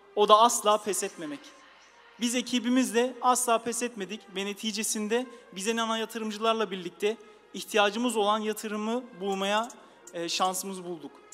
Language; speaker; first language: Turkish; early bilingual, heritage; Turkish